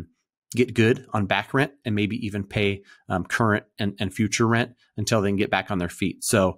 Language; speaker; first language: English; native; English